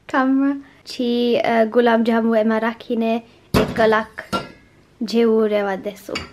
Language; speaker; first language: Gujarati; early bilingual, heritage; Gujarati